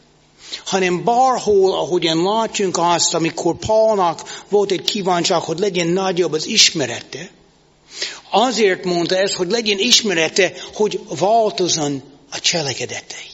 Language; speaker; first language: Hungarian; non-native, fluent; English